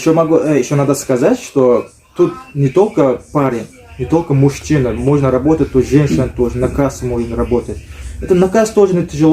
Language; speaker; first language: Russian; non-native, learner; Uzbek